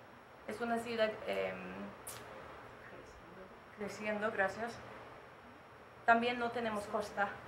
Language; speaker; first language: Spanish; non-native, learner; English